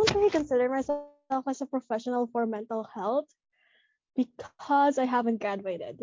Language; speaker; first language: English; non-native, local second language; Filipino